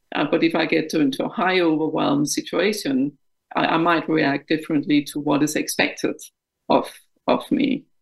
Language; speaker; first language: English; non-native, fluent; Danish